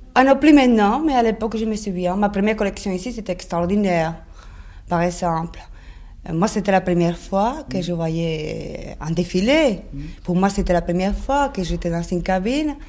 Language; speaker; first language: French; non-native, fluent; Spanish